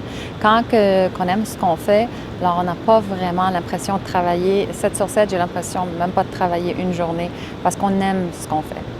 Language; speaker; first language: French; early bilingual, other home language; Arabic